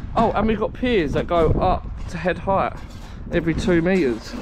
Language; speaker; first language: English; native; English